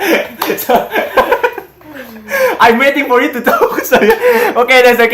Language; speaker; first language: English; non-native, fluent; Indonesian